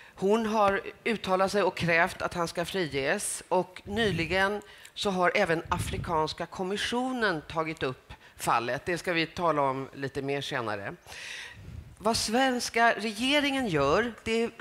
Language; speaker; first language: Swedish; native; Swedish